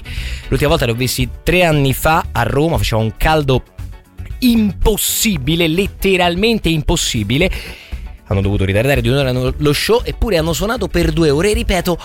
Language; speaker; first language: Italian; native; Italian